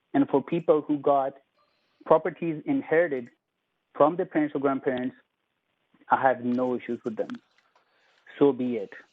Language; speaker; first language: English; non-native, local second language; Punjabi